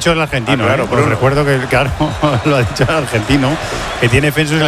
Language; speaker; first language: Spanish; native; Spanish